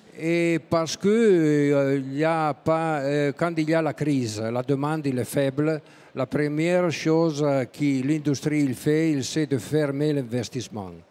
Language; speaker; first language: French; non-native, fluent; Italian